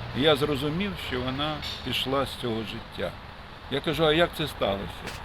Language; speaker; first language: Ukrainian; non-native, fluent; Russian